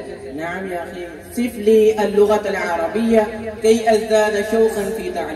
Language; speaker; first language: Arabic; non-native, learner; Urdu